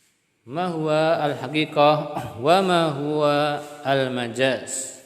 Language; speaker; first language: Arabic; non-native, fluent; Indonesian